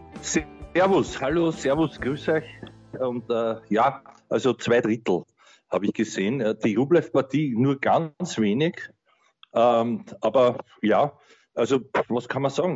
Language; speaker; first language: German; native; German